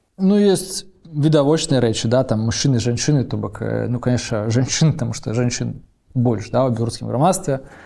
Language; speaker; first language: Belarusian; native; Belarusian